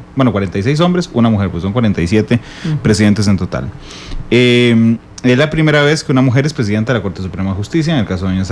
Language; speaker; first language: Spanish; native; Spanish